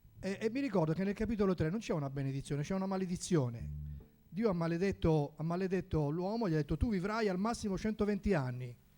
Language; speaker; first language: Italian; native; Italian